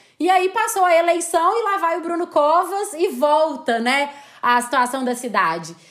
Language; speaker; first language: Portuguese; native; Portuguese